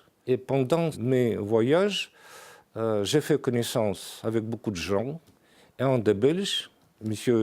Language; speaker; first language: French; non-native, fluent; Russian